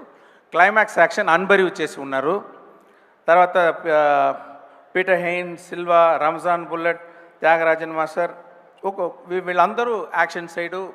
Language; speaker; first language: Telugu; non-native, learner; Tamil